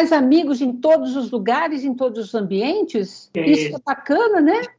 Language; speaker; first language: Portuguese; native; Portuguese